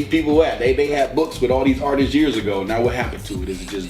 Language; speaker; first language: English; native; English